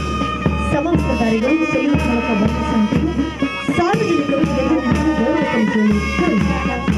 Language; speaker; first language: Kannada; native; Kannada